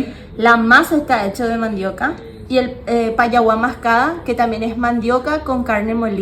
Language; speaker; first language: Spanish; native; Spanish